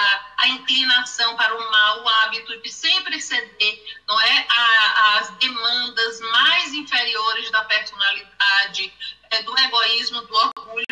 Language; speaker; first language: Portuguese; native; Portuguese